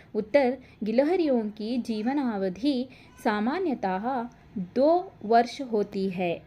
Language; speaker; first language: Hindi; non-native, local second language; Kannada